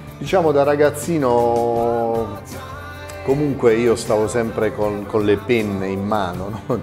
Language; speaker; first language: Italian; native; Italian